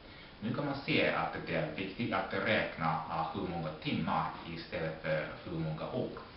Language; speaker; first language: Swedish; non-native, fluent; Japanese